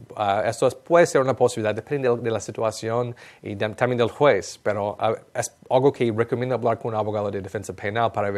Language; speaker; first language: Spanish; non-native, fluent; English